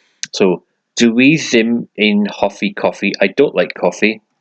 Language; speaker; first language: Welsh; non-native, learner; English